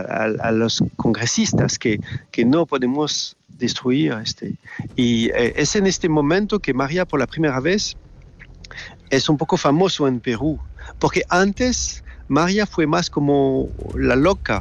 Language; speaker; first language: Spanish; non-native, fluent; French